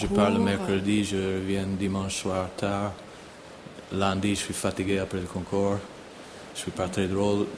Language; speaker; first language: French; non-native, learner; English